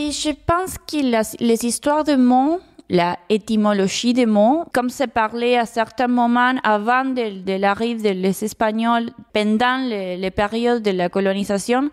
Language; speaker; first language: French; non-native, fluent; Spanish